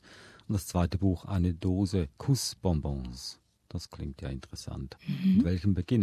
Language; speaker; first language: German; native; German